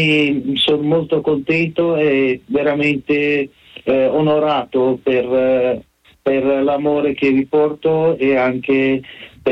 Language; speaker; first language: Italian; non-native, fluent; Arabic